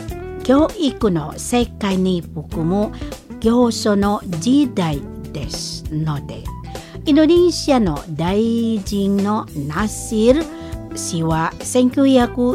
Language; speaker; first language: Japanese; non-native, learner; Indonesian